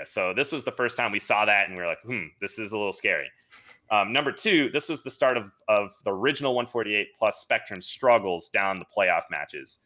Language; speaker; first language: English; native; English